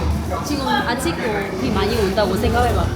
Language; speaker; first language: Korean; non-native, learner; Vietnamese